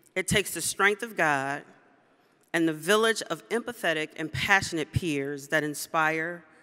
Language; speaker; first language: English; native; English